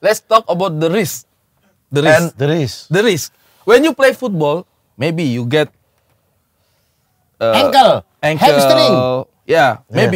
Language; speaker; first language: English; non-native, learner; Indonesian